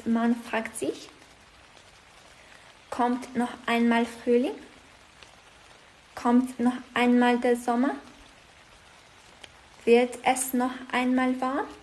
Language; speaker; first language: German; non-native, learner; Albanian